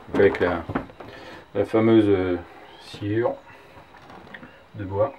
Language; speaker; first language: French; native; French